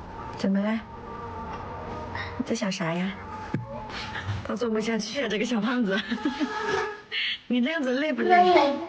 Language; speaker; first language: Chinese; native; Chinese